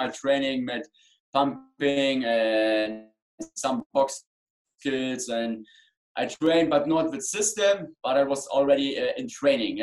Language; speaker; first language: English; non-native, learner; German